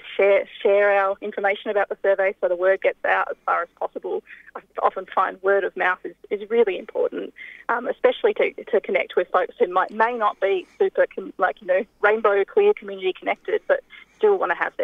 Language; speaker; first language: English; native; English